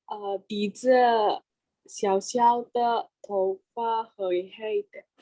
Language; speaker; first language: Chinese; non-native, learner; Indonesian